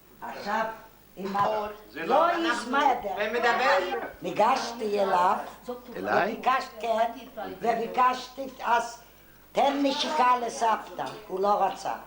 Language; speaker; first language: Hebrew; non-native, fluent; Yiddish